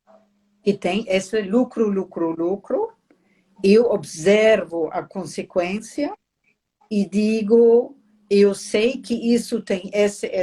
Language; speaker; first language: Portuguese; non-native, fluent; German